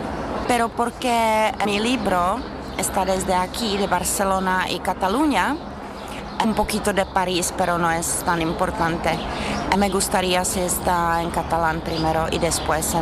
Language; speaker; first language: Spanish; non-native, fluent; Czech